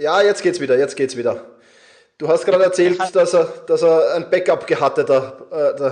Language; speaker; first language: German; native; German